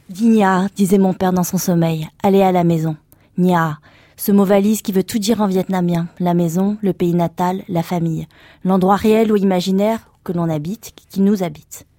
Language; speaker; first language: French; early bilingual, other home language; Vietnamese